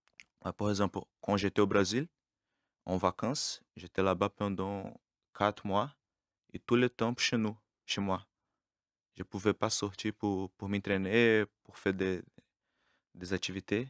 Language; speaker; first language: French; non-native, learner; Portuguese